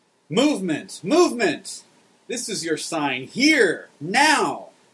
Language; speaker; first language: English; native; English